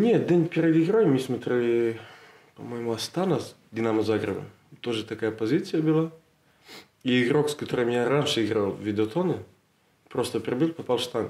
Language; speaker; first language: Russian; non-native, learner; Serbian